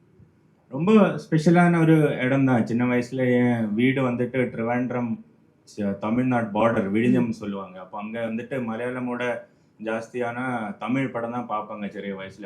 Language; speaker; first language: Tamil; non-native, local second language; Malayalam